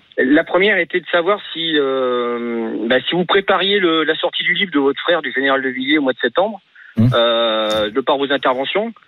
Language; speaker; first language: French; native; French